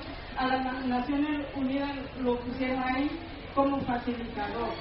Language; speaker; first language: Spanish; non-native, local second language; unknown